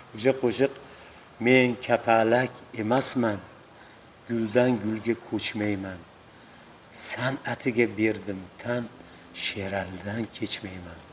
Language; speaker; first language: Uzbek; native; Uzbek